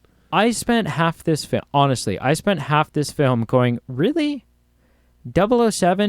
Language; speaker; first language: English; native; English